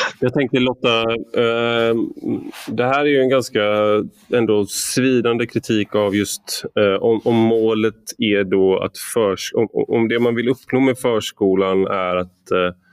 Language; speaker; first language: Swedish; native; Swedish